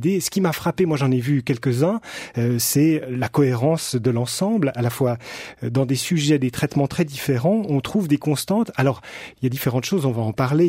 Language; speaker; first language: French; native; French